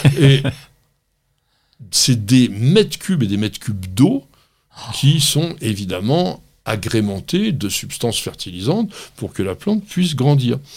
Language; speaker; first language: French; native; French